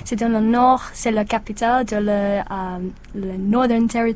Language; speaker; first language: French; non-native, learner; English